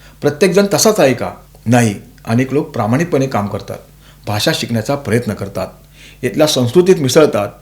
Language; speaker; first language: Marathi; native; Marathi